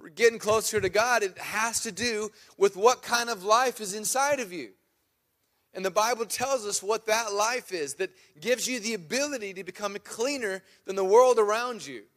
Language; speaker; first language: English; native; English